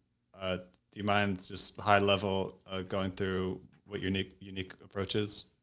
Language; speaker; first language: English; native; English